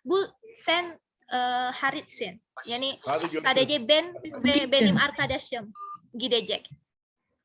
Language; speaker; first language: Turkish; non-native, fluent; Indonesian